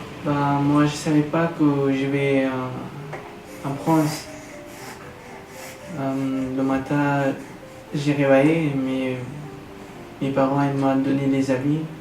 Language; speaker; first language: French; non-native, learner; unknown